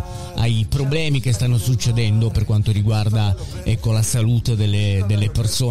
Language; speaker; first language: Italian; native; Italian